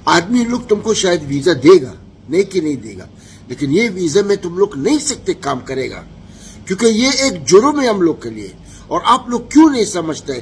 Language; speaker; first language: Hindi; non-native, learner; Arabic